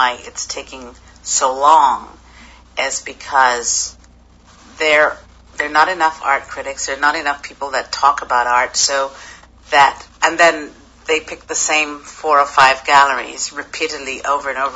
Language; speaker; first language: English; native; English